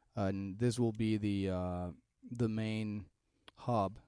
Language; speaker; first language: English; non-native, fluent; Spanish